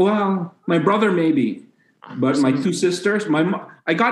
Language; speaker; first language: English; non-native, local second language; Cebuano